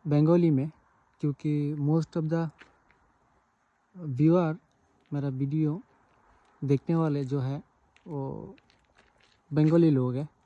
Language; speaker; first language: Hindi; non-native, fluent; Bangla